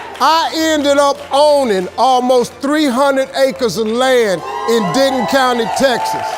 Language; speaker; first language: English; native; English